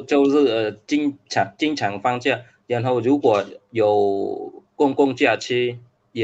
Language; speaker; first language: Chinese; non-native, fluent; Khmer